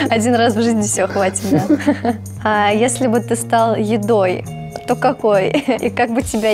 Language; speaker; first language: Russian; native; Russian